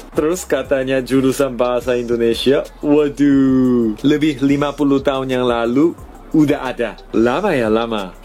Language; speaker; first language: Indonesian; non-native, fluent; Korean